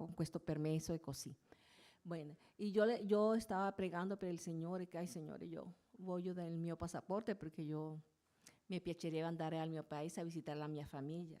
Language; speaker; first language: Italian; non-native, learner; Spanish